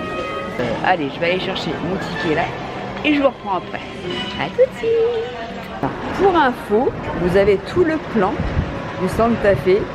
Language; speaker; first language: French; native; French